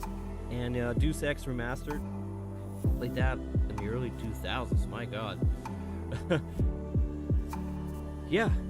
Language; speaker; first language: English; native; English